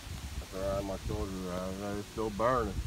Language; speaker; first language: English; native; English